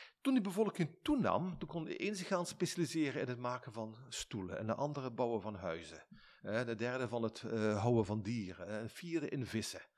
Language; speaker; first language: Dutch; native; Dutch